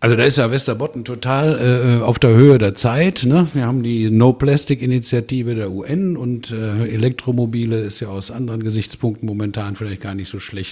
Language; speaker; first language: German; native; German